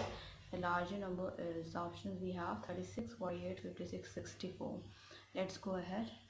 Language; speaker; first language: English; non-native, local second language; Hindi